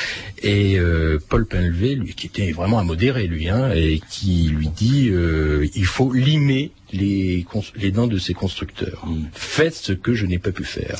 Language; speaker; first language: French; native; French